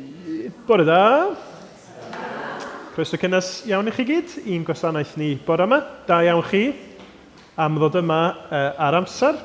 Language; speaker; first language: Welsh; native; Welsh